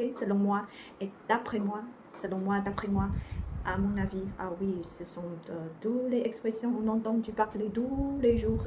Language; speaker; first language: French; non-native, learner; Chinese